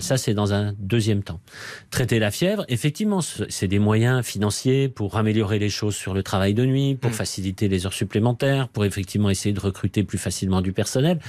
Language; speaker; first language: French; native; French